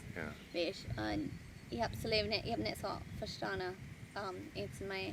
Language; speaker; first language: German; early bilingual, heritage; Pennsylvania German